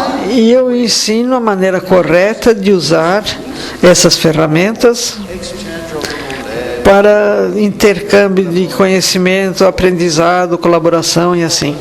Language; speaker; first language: Portuguese; non-native, fluent; French